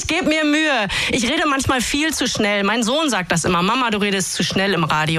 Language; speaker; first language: German; native; German